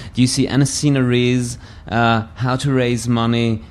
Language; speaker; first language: English; non-native, fluent; German